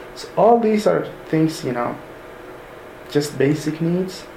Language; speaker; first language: English; non-native, fluent; Arabic